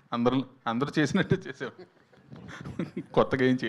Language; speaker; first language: Telugu; native; Telugu